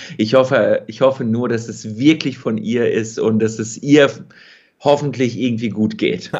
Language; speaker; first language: German; early bilingual, other home language; Russian